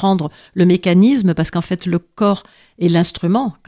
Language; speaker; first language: French; native; French